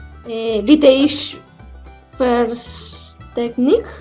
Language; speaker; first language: German; non-native, learner; Spanish